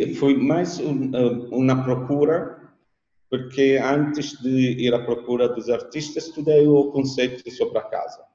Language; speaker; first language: Portuguese; non-native, learner; Italian